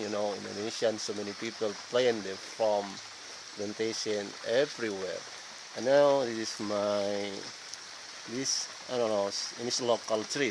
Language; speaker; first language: English; non-native, learner; Indonesian